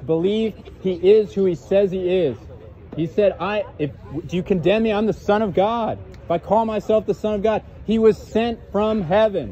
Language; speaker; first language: English; native; English